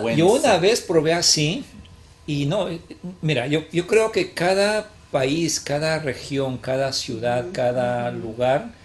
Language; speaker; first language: Spanish; native; Spanish